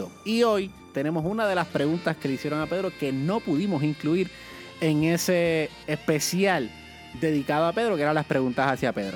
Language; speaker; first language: Spanish; native; Spanish